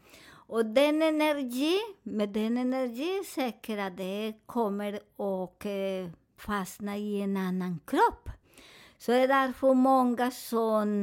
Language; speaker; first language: Swedish; non-native, fluent; Spanish